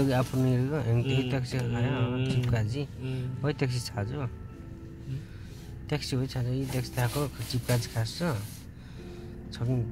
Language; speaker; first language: Korean; non-native, learner; Nepali